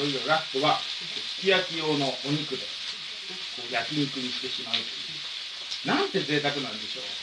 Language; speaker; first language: Japanese; native; Japanese